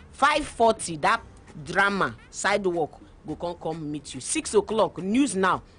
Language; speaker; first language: Nigerian Pidgin; non-native, local second language; Igbo